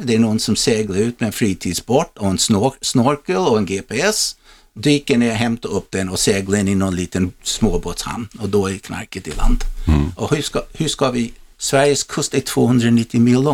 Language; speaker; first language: Swedish; non-native, fluent; English